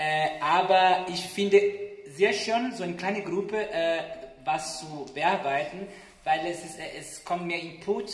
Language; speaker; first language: German; non-native, fluent; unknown